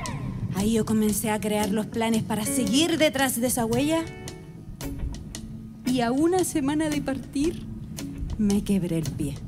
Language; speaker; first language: Spanish; native; Spanish